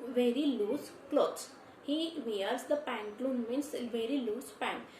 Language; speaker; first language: English; non-native, local second language; Marathi